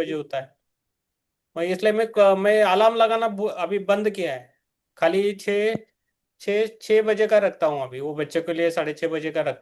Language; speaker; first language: Hindi; native; Hindi